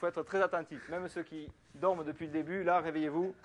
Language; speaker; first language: French; native; French